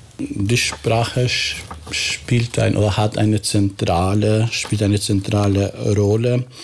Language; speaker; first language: German; non-native, fluent; Albanian